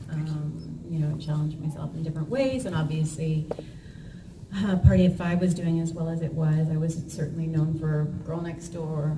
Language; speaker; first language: English; native; English